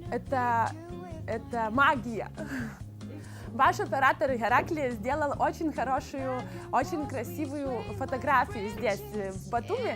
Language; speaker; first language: Russian; non-native, fluent; Lithuanian